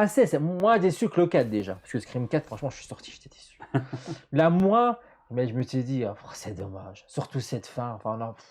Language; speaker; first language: French; native; French